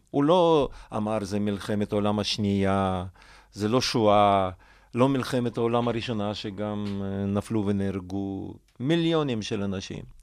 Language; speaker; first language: Hebrew; non-native, fluent; Russian